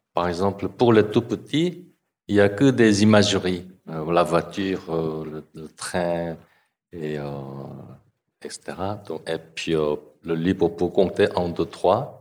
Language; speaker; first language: French; non-native, fluent; Korean